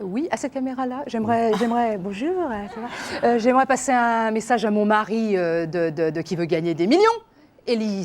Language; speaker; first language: French; native; French